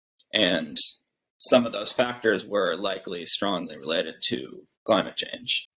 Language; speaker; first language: English; native; English